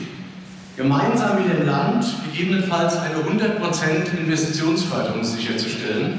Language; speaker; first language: German; native; German